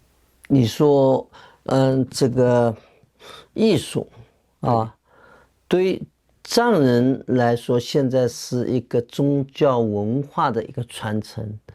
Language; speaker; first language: Chinese; native; Chinese